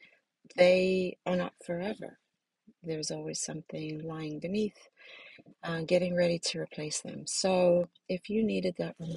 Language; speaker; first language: English; native; English